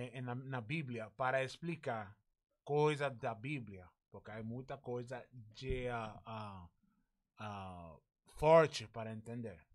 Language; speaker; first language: Portuguese; non-native, learner; Spanish